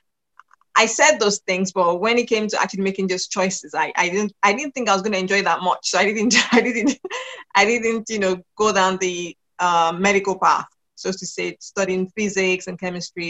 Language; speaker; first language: English; non-native, local second language; Yoruba